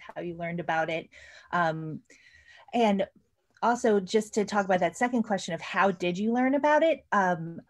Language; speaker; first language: English; native; English